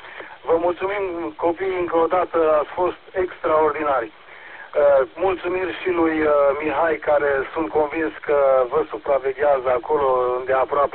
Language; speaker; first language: Romanian; native; Romanian